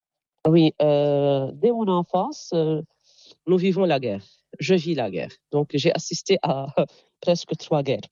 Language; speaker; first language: French; non-native, local second language; Arabic